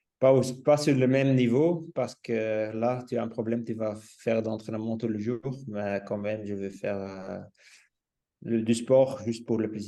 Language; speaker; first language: French; non-native, local second language; Dutch